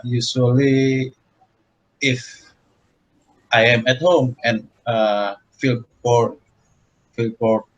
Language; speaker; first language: English; non-native, learner; Indonesian